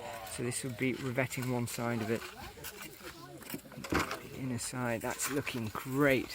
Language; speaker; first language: English; native; English